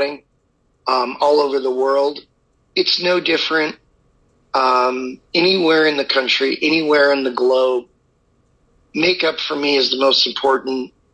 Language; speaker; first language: English; native; English